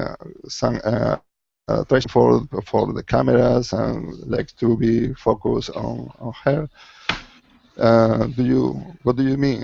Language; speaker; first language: English; non-native, learner; Spanish